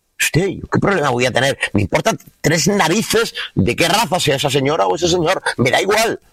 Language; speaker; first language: Spanish; native; Spanish